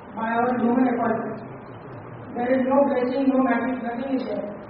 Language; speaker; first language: English; non-native, local second language; Marathi